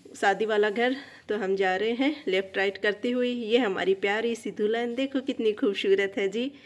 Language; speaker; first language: Hindi; native; Hindi